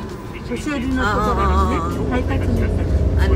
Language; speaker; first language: Japanese; native; Japanese